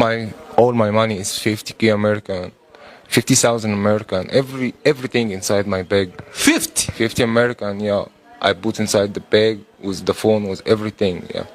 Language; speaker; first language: English; non-native, learner; Arabic